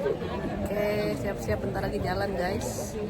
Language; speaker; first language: Indonesian; native; Indonesian